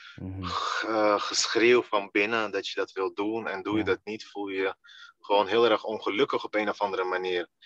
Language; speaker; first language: Dutch; early bilingual, other home language; Russian